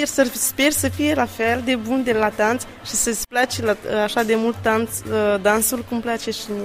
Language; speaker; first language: Romanian; non-native, local second language; Romany